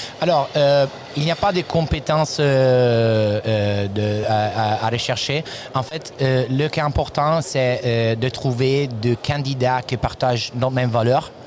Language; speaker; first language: French; non-native, learner; Italian